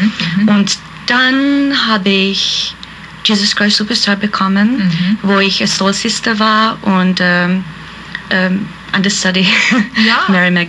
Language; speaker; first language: German; non-native, fluent; Hungarian